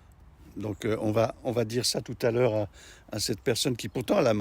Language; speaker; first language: French; native; French